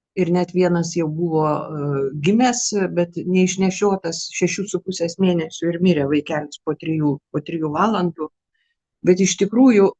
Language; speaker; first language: Lithuanian; native; Lithuanian